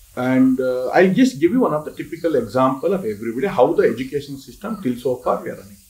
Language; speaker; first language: English; non-native, local second language; Kannada